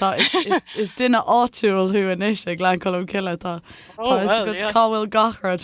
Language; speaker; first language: Irish; native; Irish